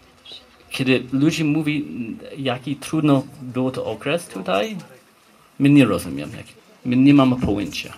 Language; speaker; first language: Polish; non-native, learner; Hebrew